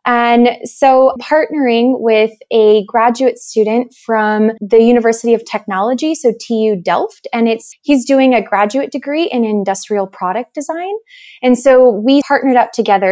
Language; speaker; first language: English; native; English